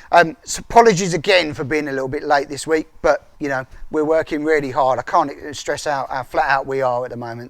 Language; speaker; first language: English; native; English